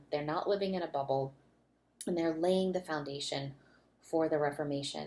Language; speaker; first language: English; native; English